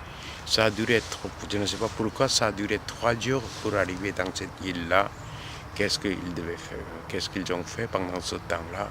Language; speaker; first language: French; non-native, learner; Korean